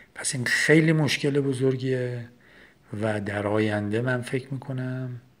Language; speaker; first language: Persian; native; Persian